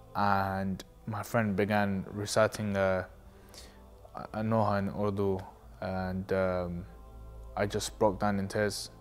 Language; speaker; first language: English; native; English